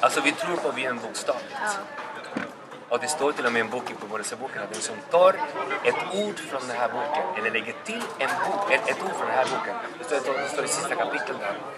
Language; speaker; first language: Swedish; non-native, fluent; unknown